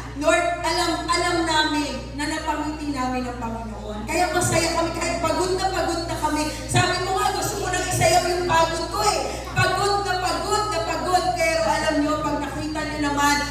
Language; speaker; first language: Filipino; native; Filipino